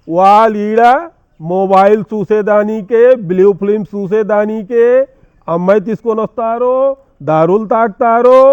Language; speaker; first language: Telugu; non-native, local second language; Hindi